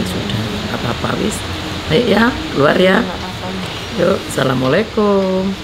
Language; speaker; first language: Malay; non-native, local second language; Javanese